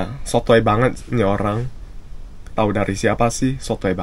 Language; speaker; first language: Indonesian; native; Indonesian